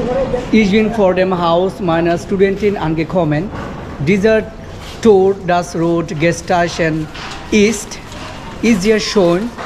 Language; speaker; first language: German; non-native, learner; Bangla